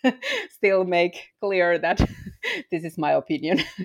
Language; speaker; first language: English; non-native, fluent; Finnish